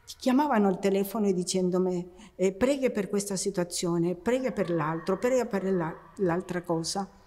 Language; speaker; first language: Italian; non-native, fluent; Spanish